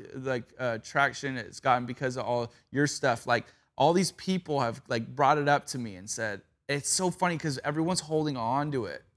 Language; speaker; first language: English; native; English